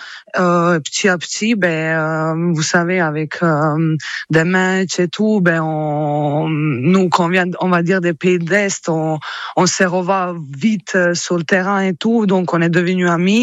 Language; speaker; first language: French; non-native, fluent; Croatian